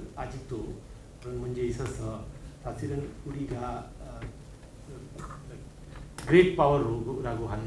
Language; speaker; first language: Korean; non-native, learner; Hindi